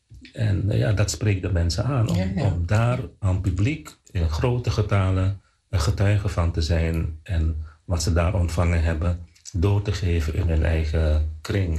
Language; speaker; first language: Dutch; non-native, fluent; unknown